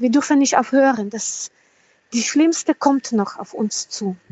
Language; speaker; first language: German; non-native, fluent; Ukrainian